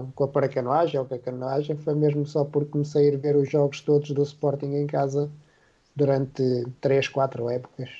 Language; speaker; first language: Portuguese; native; Portuguese